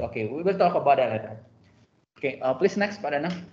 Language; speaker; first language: English; non-native, fluent; Indonesian